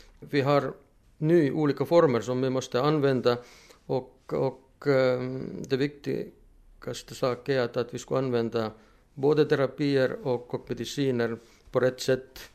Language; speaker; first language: Swedish; non-native, fluent; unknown